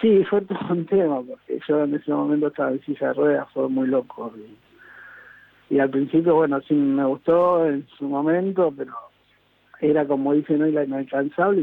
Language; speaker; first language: Spanish; native; Spanish